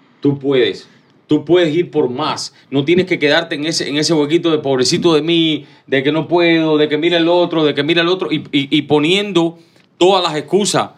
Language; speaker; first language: Spanish; native; Spanish